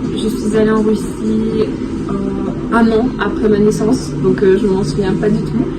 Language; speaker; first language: French; early bilingual, heritage; French